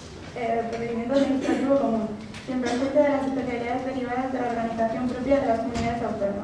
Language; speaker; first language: Spanish; native; Spanish